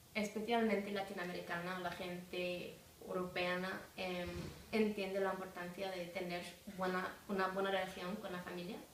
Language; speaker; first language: Spanish; non-native, fluent; English